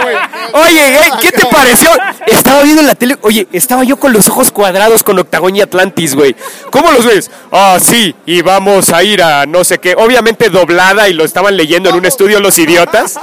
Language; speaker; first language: Spanish; native; Spanish